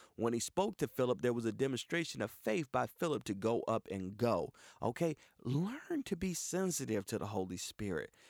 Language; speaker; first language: English; native; English